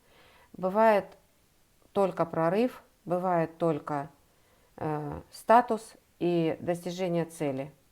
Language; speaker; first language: Russian; native; Russian